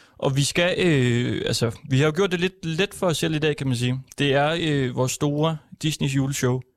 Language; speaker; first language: Danish; native; Danish